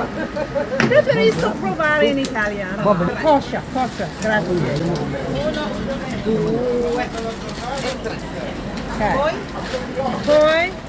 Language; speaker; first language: Italian; non-native, learner; English